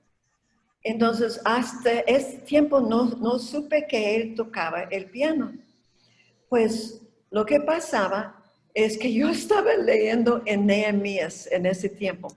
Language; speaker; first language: Spanish; non-native, fluent; English